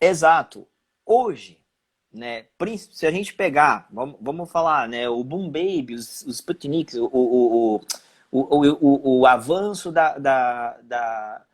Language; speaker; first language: Portuguese; native; Portuguese